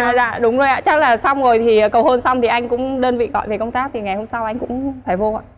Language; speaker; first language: Vietnamese; native; Vietnamese